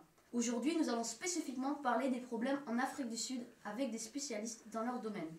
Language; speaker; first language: French; non-native, learner; German